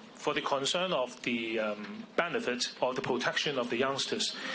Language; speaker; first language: English; non-native, local second language; Cantonese